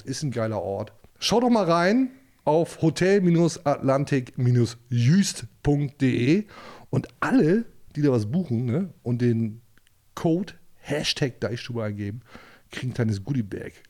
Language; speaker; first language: German; native; German